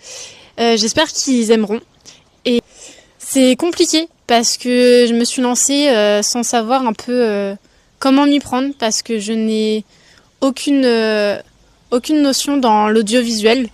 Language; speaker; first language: French; native; French